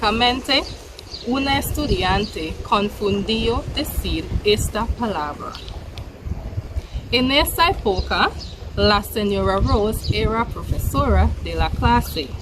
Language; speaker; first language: Spanish; non-native, fluent; English